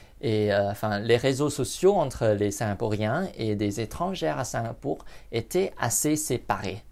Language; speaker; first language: French; non-native, fluent; English